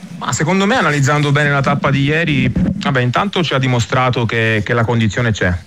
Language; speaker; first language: Italian; native; Italian